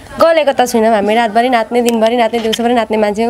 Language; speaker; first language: Nepali; native; Nepali